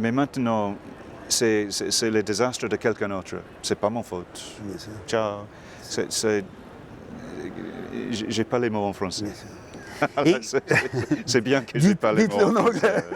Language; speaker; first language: French; non-native, fluent; English